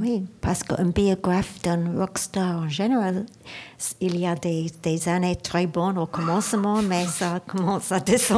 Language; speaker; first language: French; non-native, learner; English